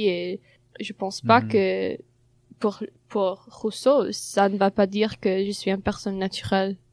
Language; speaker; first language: French; non-native, fluent; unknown